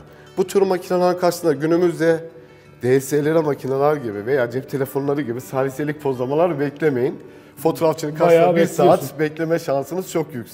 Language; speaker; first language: Turkish; native; Turkish